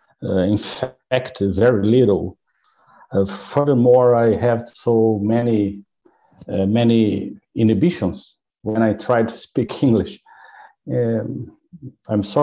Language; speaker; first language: English; non-native, learner; Portuguese